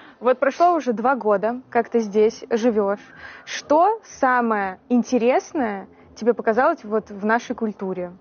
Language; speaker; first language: Russian; native; Russian